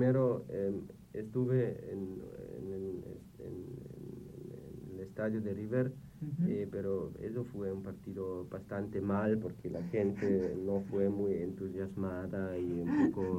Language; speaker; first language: Spanish; non-native, fluent; German